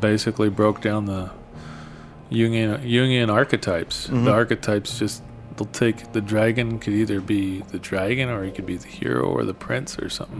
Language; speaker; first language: English; native; English